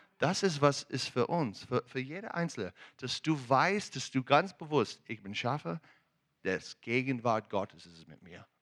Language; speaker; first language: German; non-native, learner; English